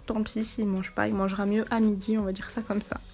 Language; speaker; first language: French; native; French